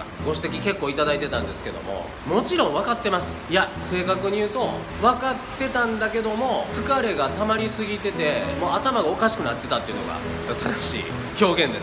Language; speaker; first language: Japanese; native; Japanese